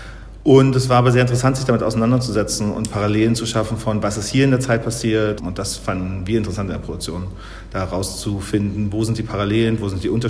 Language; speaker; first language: German; native; German